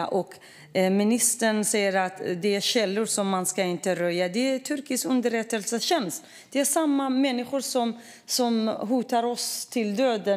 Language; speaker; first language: Swedish; non-native, fluent; Kurdish